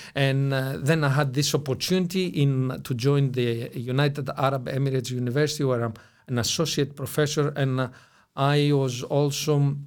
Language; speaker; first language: English; non-native, fluent; Greek